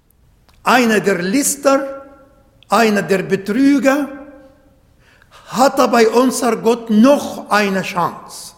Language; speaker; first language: German; non-native, learner; Arabic